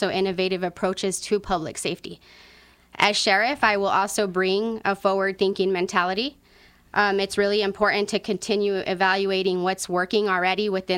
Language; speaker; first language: English; non-native, local second language; Spanish